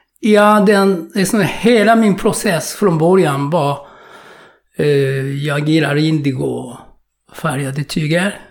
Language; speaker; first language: Swedish; non-native, fluent; Japanese